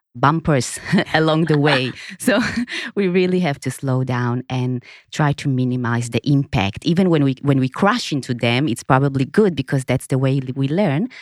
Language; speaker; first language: English; non-native, fluent; Hebrew